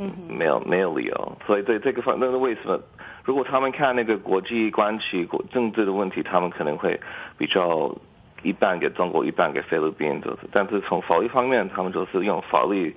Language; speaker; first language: Chinese; early bilingual, heritage; English